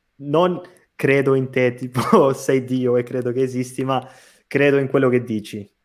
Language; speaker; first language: Italian; non-native, fluent; Portuguese